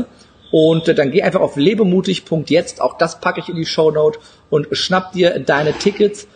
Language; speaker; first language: German; native; German